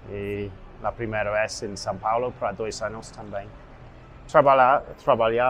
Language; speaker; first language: Portuguese; non-native, learner; English